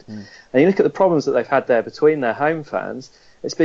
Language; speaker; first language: English; native; English